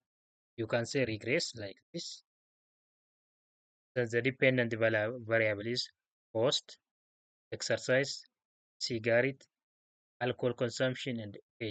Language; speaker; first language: English; non-native, local second language; Oromo